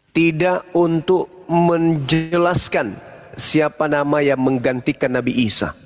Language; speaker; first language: Indonesian; native; Indonesian